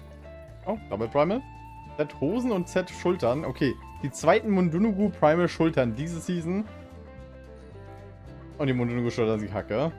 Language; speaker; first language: German; native; German